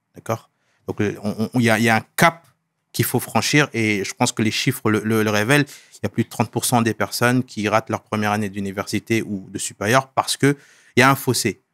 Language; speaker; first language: French; non-native, local second language; Wolof